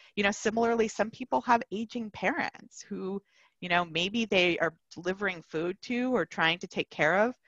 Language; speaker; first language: English; native; English